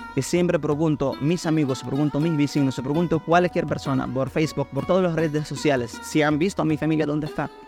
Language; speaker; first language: Spanish; non-native, fluent; Arabic